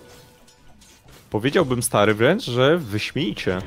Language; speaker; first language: Polish; native; Polish